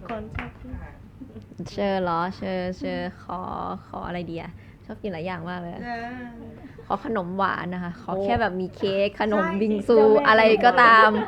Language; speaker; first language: Thai; native; Thai